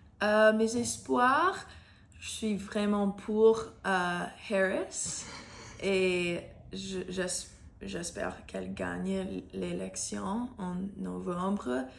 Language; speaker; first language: French; non-native, learner; English